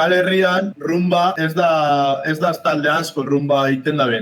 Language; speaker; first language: Basque; native; Basque